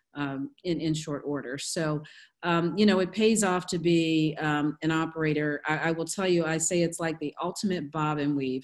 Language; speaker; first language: English; native; English